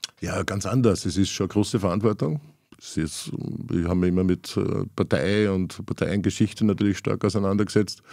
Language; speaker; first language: German; native; German